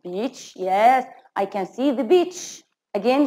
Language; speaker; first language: English; non-native, fluent; Arabic